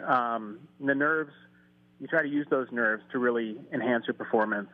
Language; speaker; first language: English; native; English